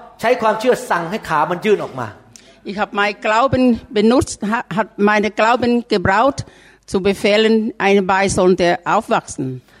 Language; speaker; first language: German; non-native, learner; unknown